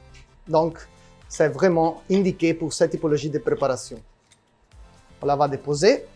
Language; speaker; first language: French; non-native, learner; Italian